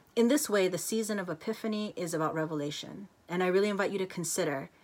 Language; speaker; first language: English; native; English